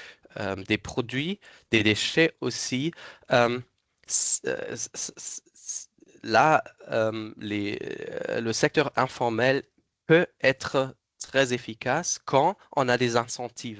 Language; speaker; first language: French; non-native, fluent; German